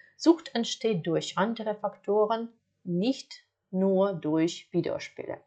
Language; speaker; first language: German; non-native, fluent; Ukrainian